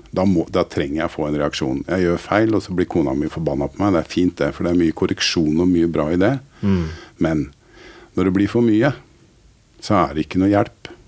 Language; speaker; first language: Norwegian; native; Norwegian